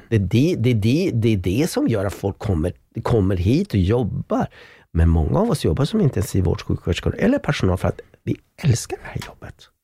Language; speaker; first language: Swedish; non-native, fluent; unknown